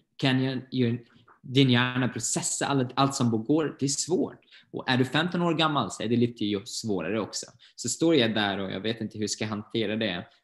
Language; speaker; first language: Swedish; non-native, fluent; Arabic